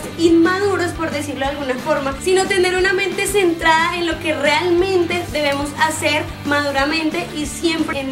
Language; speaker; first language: Spanish; native; Spanish